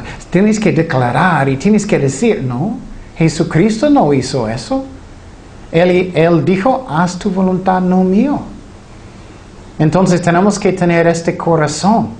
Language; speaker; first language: Spanish; non-native, fluent; English